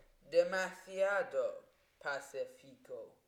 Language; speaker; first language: Spanish; non-native, learner; English